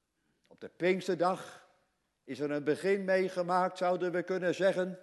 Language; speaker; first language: Dutch; native; Dutch